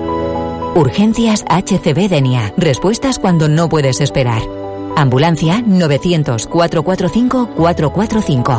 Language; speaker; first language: Spanish; native; Spanish